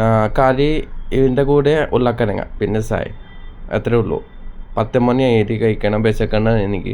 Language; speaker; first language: Malayalam; non-native, local second language; Assamese